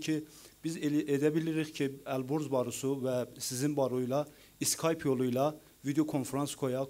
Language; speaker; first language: Turkish; non-native, learner; Azerbaijani